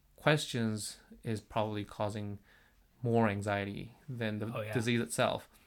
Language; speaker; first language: English; non-native, fluent; Korean